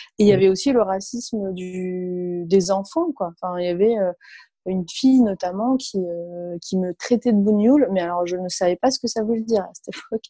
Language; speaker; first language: French; early bilingual, other home language; Arabic